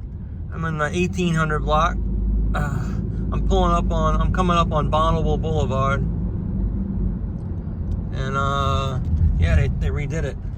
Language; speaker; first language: English; native; English